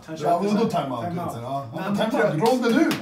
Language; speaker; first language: Swedish; early bilingual, other home language; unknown